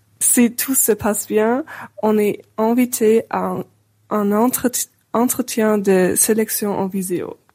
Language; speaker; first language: French; non-native, fluent; German